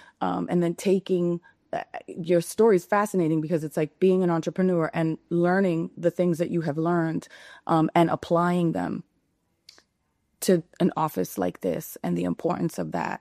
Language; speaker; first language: English; early bilingual, other home language; Spanish